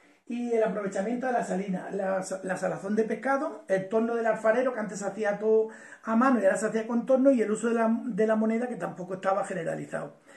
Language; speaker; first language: Spanish; native; Spanish